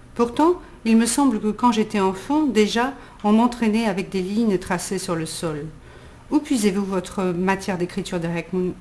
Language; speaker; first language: French; native; French